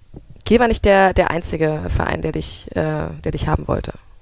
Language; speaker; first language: German; native; German